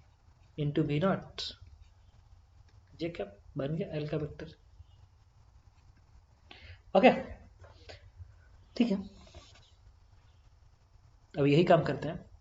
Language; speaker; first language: Hindi; native; Hindi